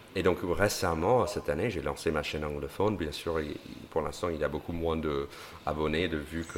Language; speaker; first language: French; non-native, fluent; English